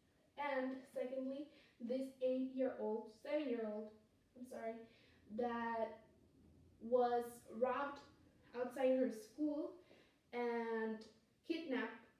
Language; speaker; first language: English; non-native, fluent; Spanish